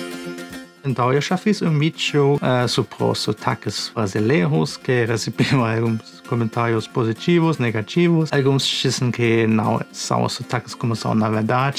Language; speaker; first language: Portuguese; non-native, fluent; Spanish